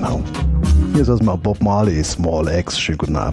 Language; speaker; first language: German; native; German